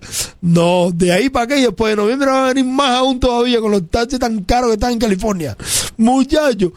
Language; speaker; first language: Spanish; native; Spanish